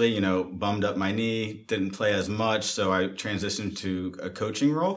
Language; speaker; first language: English; native; English